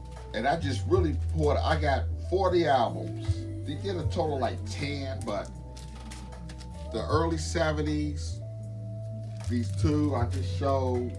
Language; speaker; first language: English; native; English